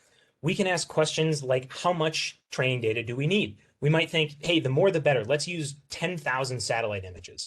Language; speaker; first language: English; native; English